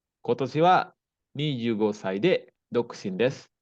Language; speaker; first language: Japanese; non-native, fluent; Indonesian